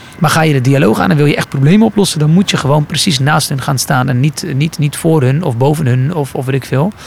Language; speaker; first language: Dutch; early bilingual, other home language; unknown